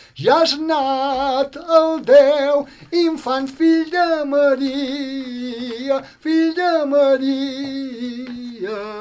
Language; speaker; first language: Catalan; native; Catalan